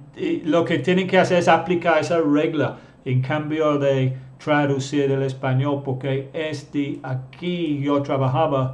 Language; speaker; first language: Spanish; non-native, fluent; English